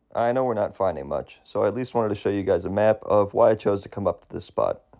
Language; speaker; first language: English; native; English